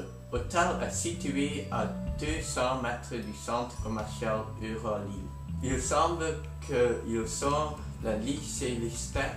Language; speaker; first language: French; non-native, learner; Dutch